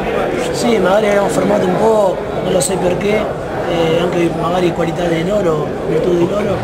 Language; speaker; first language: Italian; non-native, fluent; Spanish